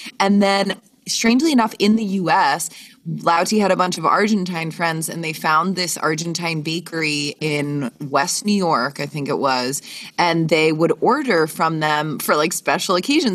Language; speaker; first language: English; native; English